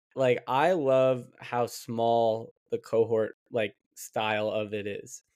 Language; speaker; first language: English; native; English